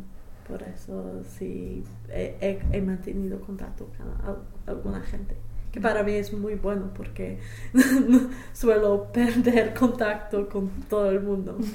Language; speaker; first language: Spanish; non-native, fluent; English